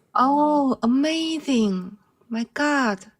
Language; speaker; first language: English; non-native, learner; Chinese